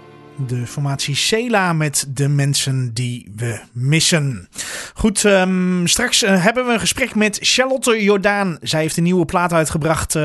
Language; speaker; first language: Dutch; native; Dutch